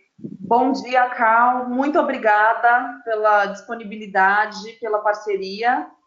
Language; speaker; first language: Portuguese; native; Portuguese